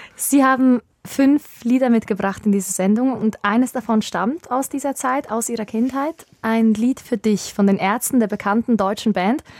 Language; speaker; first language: German; native; German